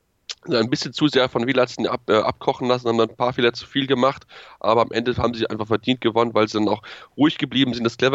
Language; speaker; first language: German; native; German